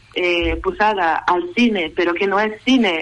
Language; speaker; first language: Catalan; non-native, fluent; Portuguese